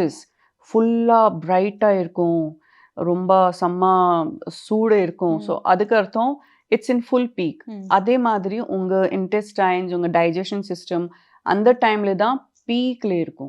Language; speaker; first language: Tamil; non-native, fluent; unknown